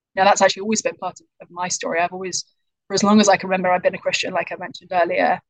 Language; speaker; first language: English; native; English